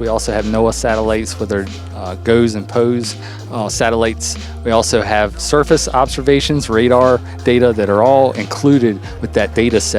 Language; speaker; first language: English; native; English